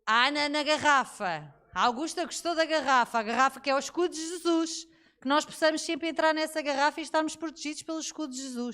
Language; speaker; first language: Portuguese; native; Portuguese